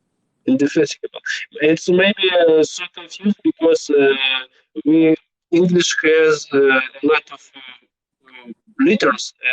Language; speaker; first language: English; non-native, learner; Belarusian